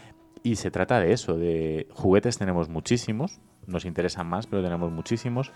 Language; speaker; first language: Spanish; native; Spanish